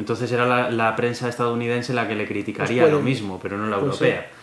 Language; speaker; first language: Spanish; native; Spanish